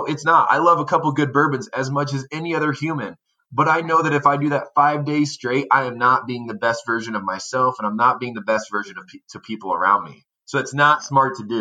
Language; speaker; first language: English; native; English